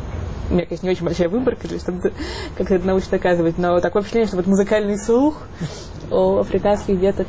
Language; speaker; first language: Russian; native; Russian